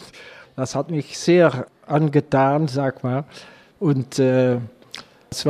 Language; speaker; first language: German; non-native, learner; Dutch